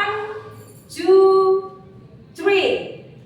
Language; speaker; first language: English; non-native, learner; Indonesian